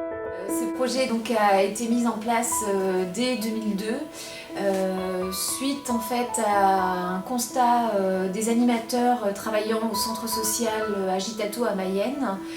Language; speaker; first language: French; native; French